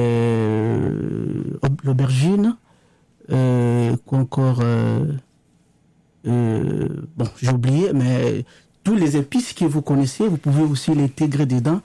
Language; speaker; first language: French; non-native, local second language; Lingala